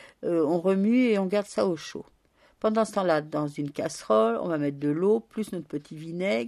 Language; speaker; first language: French; native; French